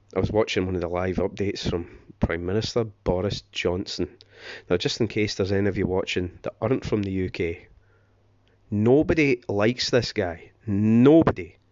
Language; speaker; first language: English; native; English